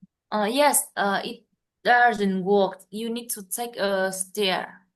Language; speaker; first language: English; non-native, learner; Vietnamese